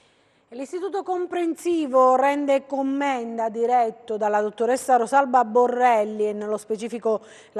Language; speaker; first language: Italian; native; Italian